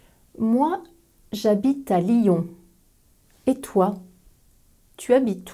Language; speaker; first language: French; native; French